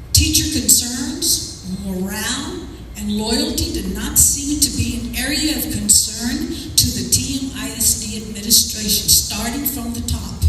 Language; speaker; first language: English; native; English